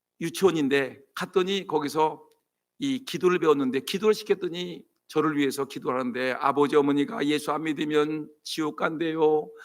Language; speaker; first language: Korean; native; Korean